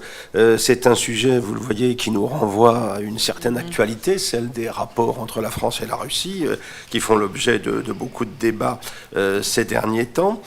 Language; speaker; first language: French; native; French